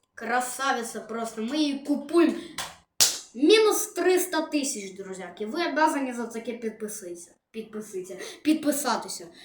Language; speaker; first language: Ukrainian; non-native, local second language; Russian